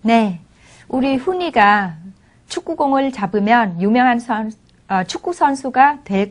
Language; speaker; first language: Korean; non-native, fluent; Vietnamese